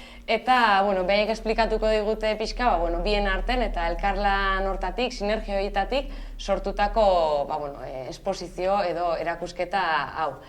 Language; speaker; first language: Basque; native; Basque